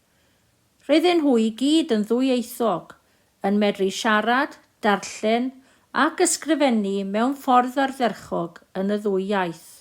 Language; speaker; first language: Welsh; non-native, local second language; English